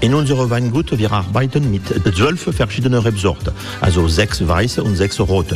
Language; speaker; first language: German; non-native, learner; French